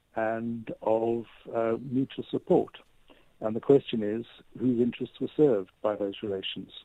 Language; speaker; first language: English; native; English